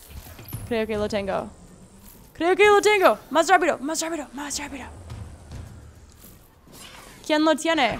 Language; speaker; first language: Spanish; non-native, learner; English